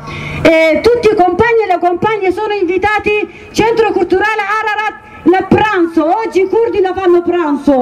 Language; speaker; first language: Italian; non-native, learner; Kurdish